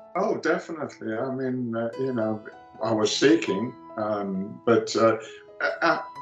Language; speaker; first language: English; early bilingual, other home language; Greek